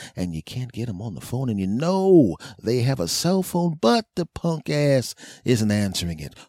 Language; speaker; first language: English; native; English